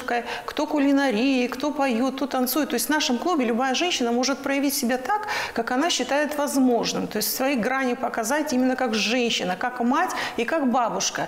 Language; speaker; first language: Russian; native; Russian